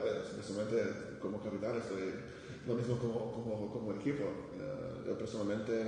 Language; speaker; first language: Spanish; non-native, fluent; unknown